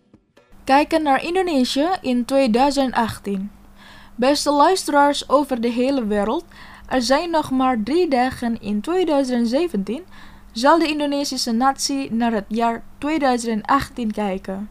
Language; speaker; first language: Dutch; non-native, fluent; Indonesian